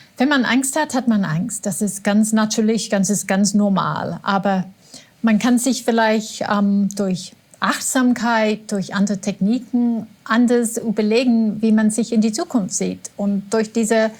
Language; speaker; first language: German; non-native, fluent; English